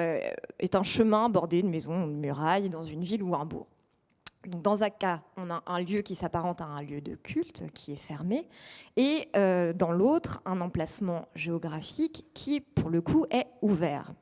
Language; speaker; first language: French; native; French